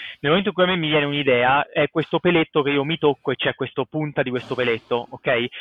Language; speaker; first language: Italian; native; Italian